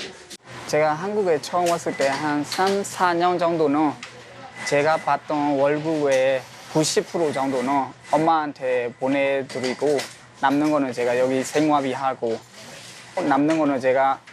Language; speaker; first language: Korean; non-native, fluent; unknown